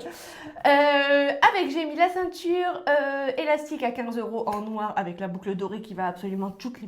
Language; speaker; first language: French; native; French